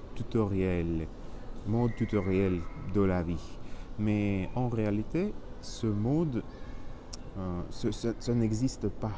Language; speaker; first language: French; non-native, learner; Spanish